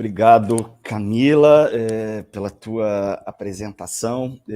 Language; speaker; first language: Portuguese; native; Portuguese